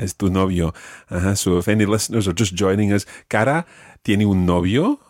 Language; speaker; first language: Spanish; non-native, fluent; English